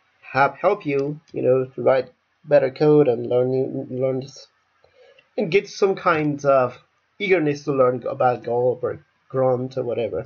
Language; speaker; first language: English; non-native, fluent; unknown